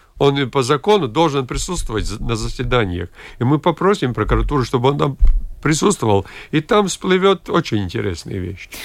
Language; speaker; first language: Russian; non-native, local second language; Latvian